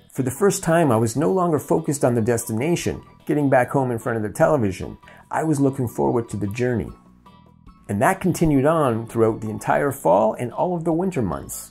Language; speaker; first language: English; native; English